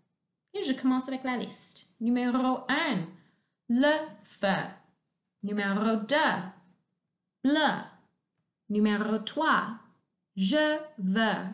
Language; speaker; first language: French; non-native, fluent; English